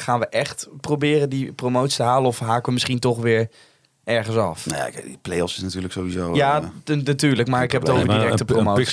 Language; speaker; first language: Dutch; native; Dutch